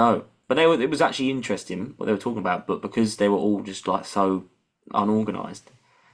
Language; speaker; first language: English; native; English